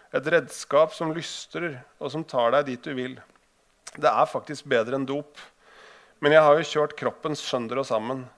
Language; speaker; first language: Norwegian; native; Norwegian